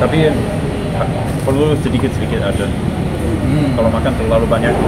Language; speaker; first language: Indonesian; non-native, learner; French